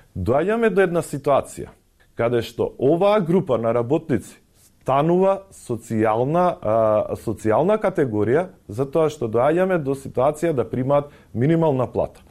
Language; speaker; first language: Macedonian; native; Macedonian